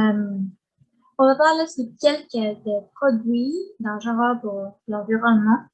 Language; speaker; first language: French; non-native, learner; Spanish